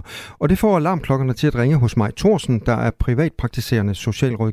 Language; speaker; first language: Danish; native; Danish